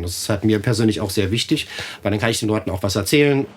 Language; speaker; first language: German; native; German